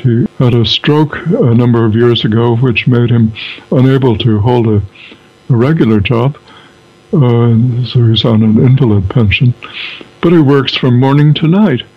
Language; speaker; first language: English; native; English